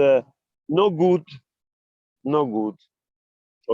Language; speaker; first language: English; non-native, learner; Italian